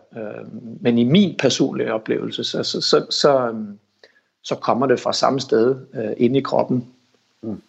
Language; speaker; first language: Danish; early bilingual, heritage; Danish